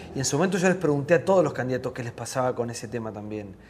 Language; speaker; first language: Spanish; native; Spanish